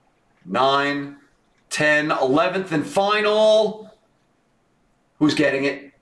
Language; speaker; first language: English; native; English